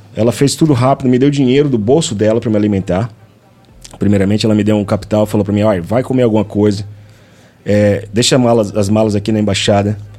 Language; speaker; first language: Portuguese; native; Portuguese